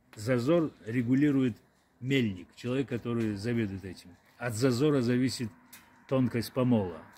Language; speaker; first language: Russian; non-native, local second language; Adyghe